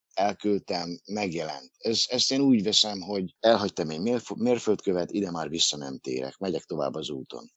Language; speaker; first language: Hungarian; native; Hungarian